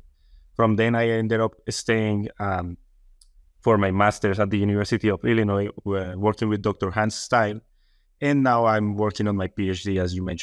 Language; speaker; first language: English; non-native, fluent; Spanish